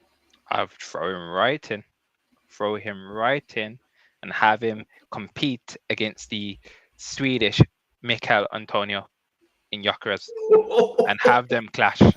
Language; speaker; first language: English; native; English